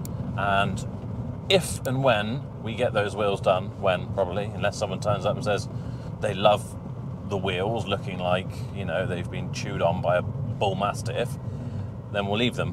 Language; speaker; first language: English; native; English